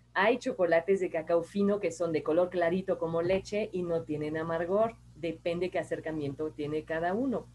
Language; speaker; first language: Spanish; non-native, fluent; French